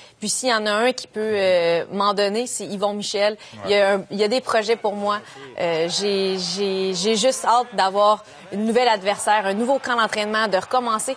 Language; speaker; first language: French; native; French